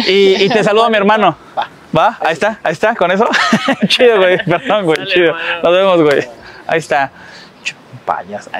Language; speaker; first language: Spanish; native; Spanish